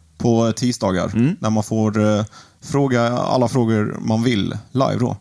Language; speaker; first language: Swedish; early bilingual, other home language; Arabic